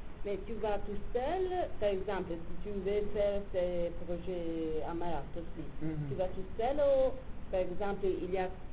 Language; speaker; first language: French; non-native, fluent; Italian